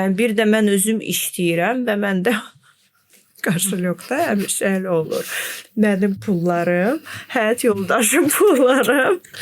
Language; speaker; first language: Azerbaijani; non-native, fluent; Russian